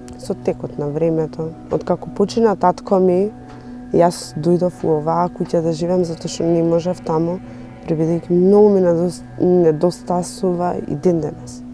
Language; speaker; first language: Macedonian; non-native, local second language; Romany